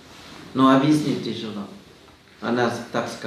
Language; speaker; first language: Russian; non-native, fluent; Thai